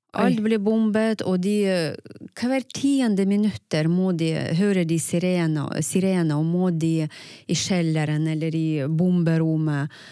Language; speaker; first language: Norwegian; non-native, fluent; Ukrainian